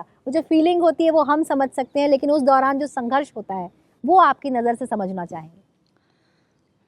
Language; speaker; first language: Hindi; native; Hindi